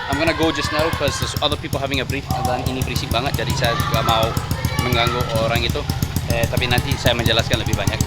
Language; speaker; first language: Indonesian; non-native, fluent; English